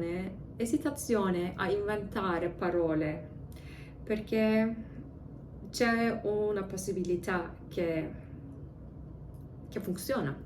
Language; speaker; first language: Italian; non-native, learner; English